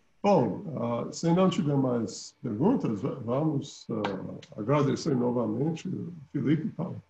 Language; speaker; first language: Portuguese; non-native, fluent; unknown